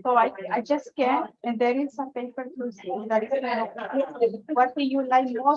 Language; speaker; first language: English; non-native, learner; Spanish